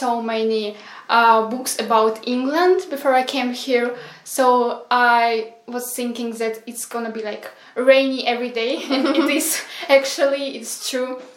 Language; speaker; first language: English; non-native, fluent; Ukrainian